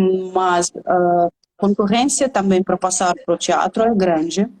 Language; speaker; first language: Portuguese; non-native, fluent; Russian